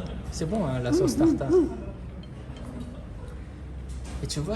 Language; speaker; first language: French; non-native, fluent; Japanese